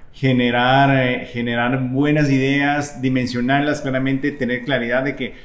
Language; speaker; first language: Spanish; native; Spanish